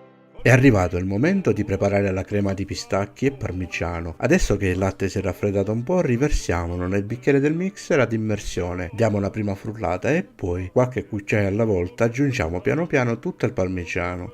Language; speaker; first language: Italian; native; Italian